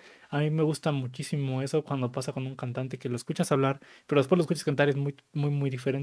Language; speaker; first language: Spanish; native; Spanish